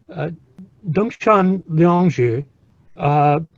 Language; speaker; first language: English; native; English